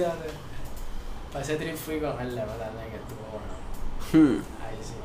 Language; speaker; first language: Spanish; native; Spanish